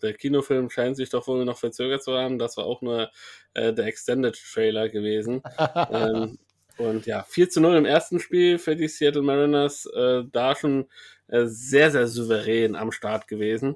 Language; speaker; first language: German; native; German